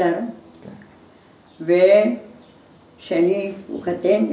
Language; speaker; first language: Hebrew; non-native, learner; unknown